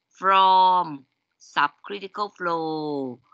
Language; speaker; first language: English; non-native, fluent; Thai